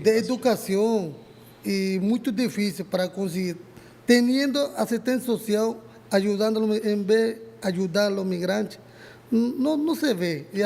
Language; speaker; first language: Portuguese; non-native, learner; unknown